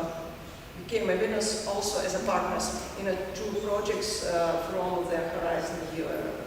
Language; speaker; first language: English; non-native, learner; Ukrainian